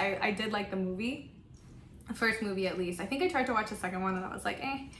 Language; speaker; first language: English; non-native, local second language; Spanish